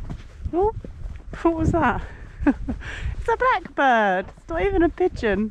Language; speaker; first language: English; native; English